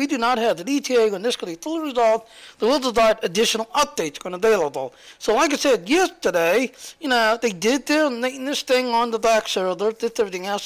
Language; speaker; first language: English; native; English